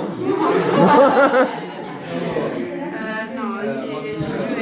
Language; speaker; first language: French; non-native, learner; Italian